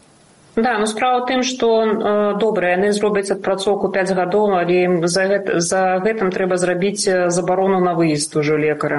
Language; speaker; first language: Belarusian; non-native, local second language; Russian